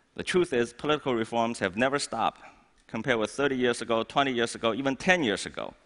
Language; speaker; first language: English; non-native, fluent; Chinese